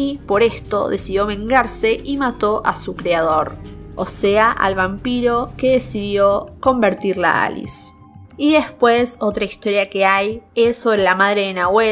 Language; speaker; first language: Spanish; native; Spanish